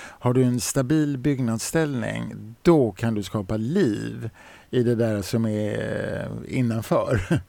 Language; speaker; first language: Swedish; native; Swedish